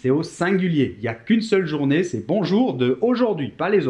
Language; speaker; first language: French; native; French